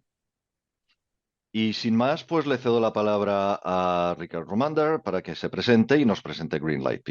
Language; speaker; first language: Spanish; native; Spanish